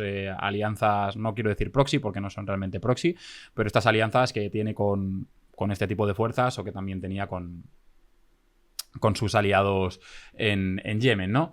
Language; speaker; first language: Spanish; native; Spanish